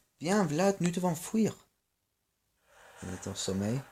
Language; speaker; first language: French; non-native, learner; English